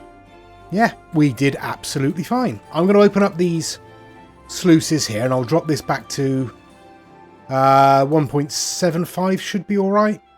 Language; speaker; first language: English; native; English